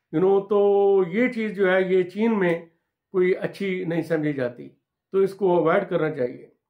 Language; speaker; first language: Urdu; non-native, local second language; Punjabi